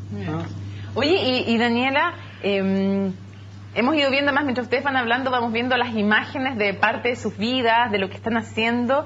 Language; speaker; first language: Spanish; native; Spanish